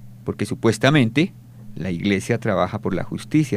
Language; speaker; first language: Spanish; native; Spanish